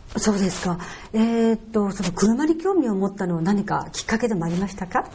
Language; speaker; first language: Japanese; native; Japanese